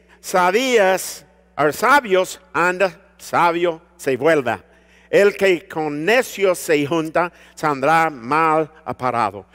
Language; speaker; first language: Spanish; early bilingual, heritage; Spanish